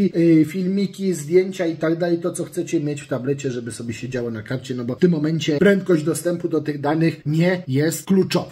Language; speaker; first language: Polish; native; Polish